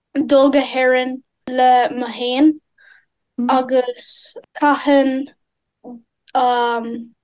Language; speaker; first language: Irish; non-native, learner; English